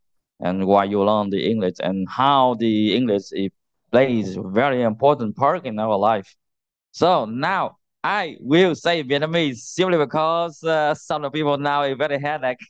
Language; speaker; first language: English; non-native, learner; Vietnamese